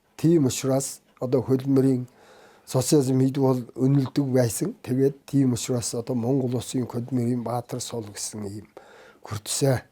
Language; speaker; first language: Mongolian; non-native, local second language; Kazakh